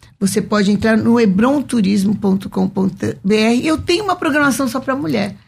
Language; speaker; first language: Portuguese; native; Portuguese